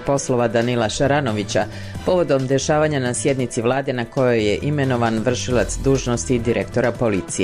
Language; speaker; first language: Croatian; native; Croatian